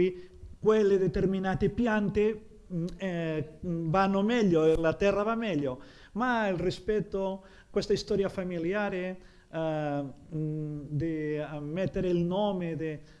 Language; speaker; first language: Italian; non-native, fluent; Catalan